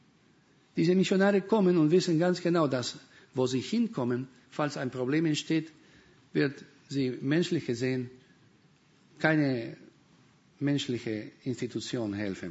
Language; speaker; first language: German; non-native, fluent; Spanish